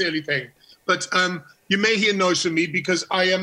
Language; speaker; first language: English; native; English